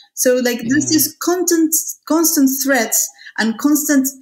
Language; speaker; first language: English; non-native, fluent; Spanish